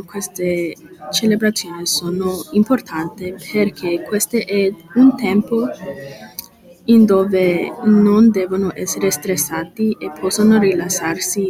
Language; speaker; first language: Italian; non-native, learner; English